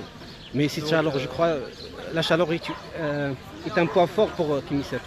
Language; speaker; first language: French; non-native, local second language; Arabic